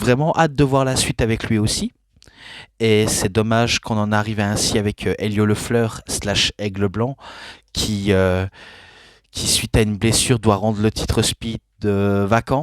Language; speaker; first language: French; native; French